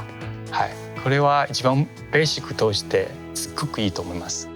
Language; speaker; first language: Japanese; non-native, fluent; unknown